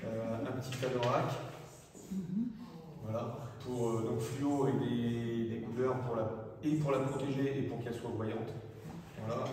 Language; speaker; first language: French; native; French